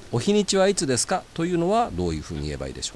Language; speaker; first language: Japanese; native; Japanese